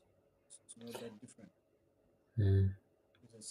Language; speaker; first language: English; non-native, fluent; Arabic